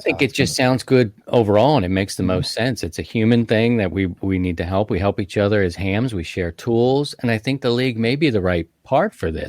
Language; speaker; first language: English; native; English